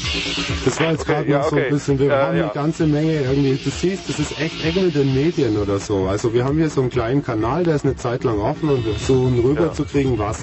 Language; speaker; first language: German; native; German